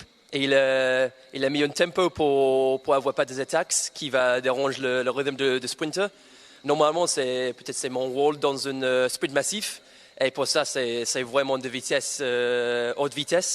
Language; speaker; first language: French; non-native, learner; English